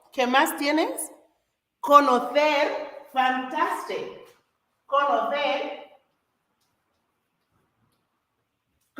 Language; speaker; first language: Spanish; non-native, fluent; English